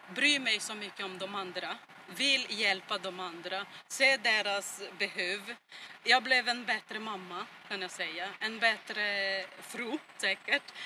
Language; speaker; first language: Swedish; non-native, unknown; Portuguese